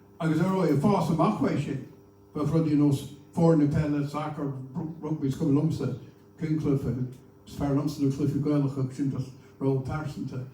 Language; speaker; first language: Irish; native; Irish